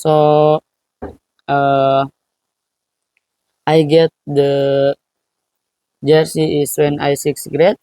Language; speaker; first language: English; non-native, learner; Indonesian